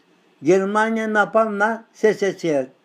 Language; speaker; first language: Russian; non-native, local second language; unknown